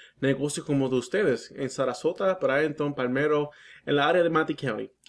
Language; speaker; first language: Spanish; early bilingual, heritage; Spanish